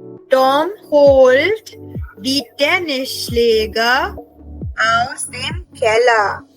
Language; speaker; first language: German; non-native, fluent; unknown